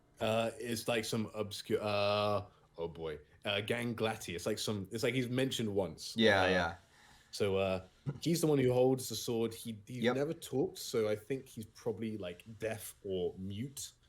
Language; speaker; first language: English; native; English